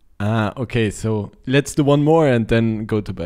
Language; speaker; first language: English; non-native, learner; German